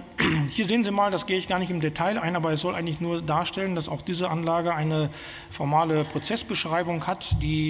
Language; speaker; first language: German; native; German